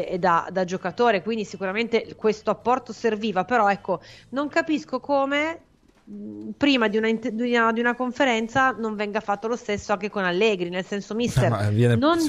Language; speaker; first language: Italian; native; Italian